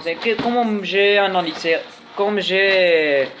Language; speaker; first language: French; non-native, learner; Spanish